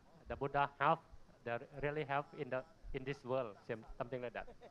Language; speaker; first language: English; non-native, learner; Thai